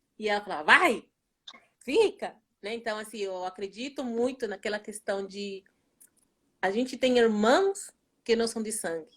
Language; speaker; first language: Portuguese; non-native, fluent; Spanish